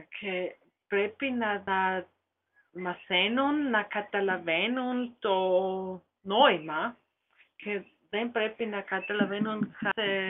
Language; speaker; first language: Greek; non-native, learner; German